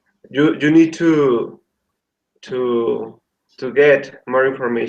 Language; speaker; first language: English; non-native, learner; Spanish